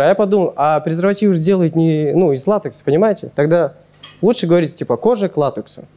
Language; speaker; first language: Russian; native; Russian